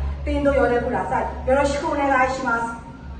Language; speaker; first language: Japanese; non-native, learner; Burmese